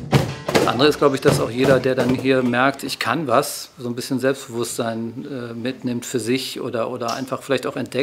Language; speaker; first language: German; native; German